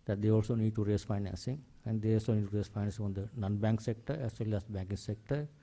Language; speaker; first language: English; non-native, local second language; Sinhala